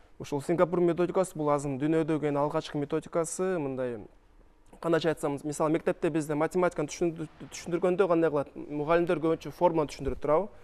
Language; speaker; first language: Kyrgyz; non-native, local second language; Russian